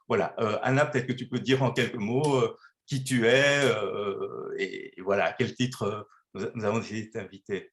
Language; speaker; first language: French; native; French